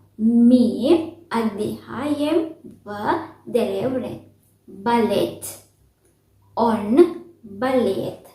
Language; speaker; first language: Russian; non-native, fluent; Sinhala